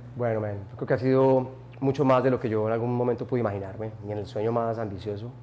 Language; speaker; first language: Spanish; native; Spanish